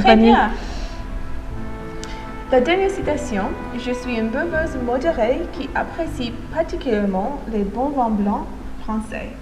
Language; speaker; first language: French; non-native, fluent; English